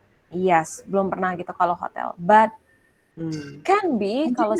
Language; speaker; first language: Indonesian; native; Indonesian